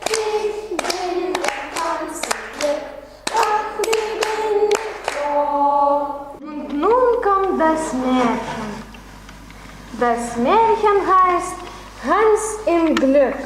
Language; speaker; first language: German; non-native, learner; Lithuanian